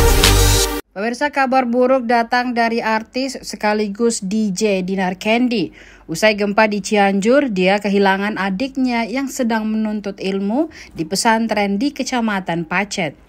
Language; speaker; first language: Indonesian; native; Indonesian